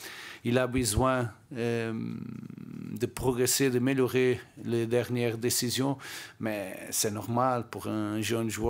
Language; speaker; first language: French; non-native, learner; Portuguese